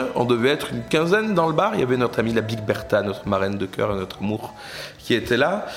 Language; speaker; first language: French; native; French